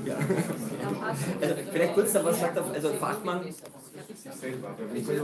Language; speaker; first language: German; native; German